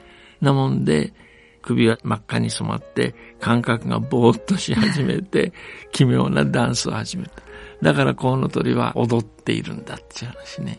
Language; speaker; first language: Japanese; native; Japanese